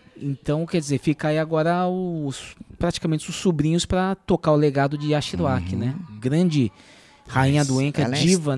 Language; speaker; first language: Portuguese; native; Portuguese